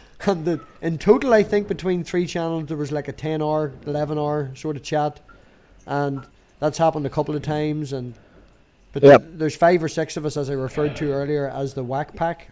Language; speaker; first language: English; native; English